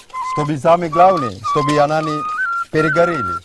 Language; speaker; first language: Russian; non-native, fluent; Sinhala